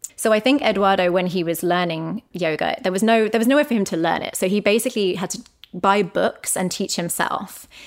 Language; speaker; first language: English; native; English